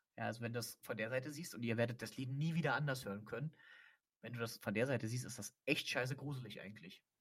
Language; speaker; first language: German; native; German